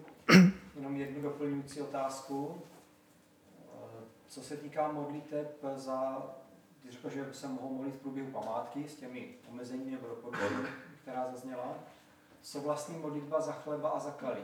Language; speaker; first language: Czech; native; Czech